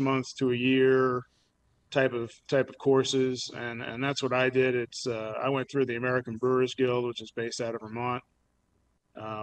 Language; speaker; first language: English; native; English